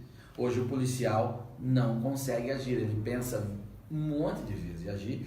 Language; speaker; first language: Portuguese; native; Portuguese